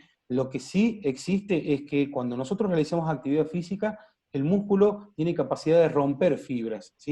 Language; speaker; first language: Spanish; native; Spanish